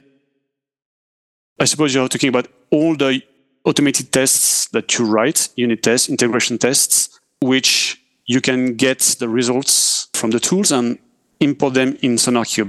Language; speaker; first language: English; non-native, fluent; French